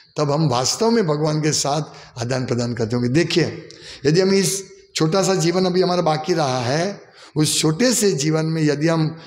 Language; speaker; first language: Hindi; non-native, local second language; Gujarati